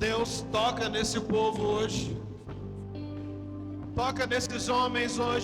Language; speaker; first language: Portuguese; native; Portuguese